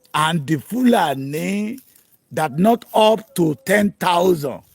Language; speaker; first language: English; non-native, local second language; Yoruba